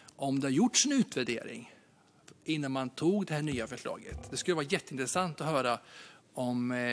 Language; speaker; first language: Swedish; native; Swedish